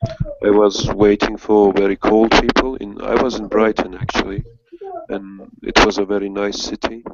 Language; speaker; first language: English; non-native, fluent; Turkish